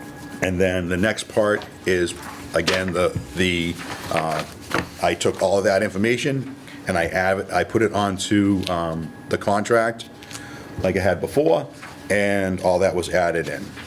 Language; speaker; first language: English; native; English